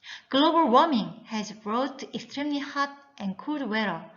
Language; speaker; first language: English; non-native, fluent; Korean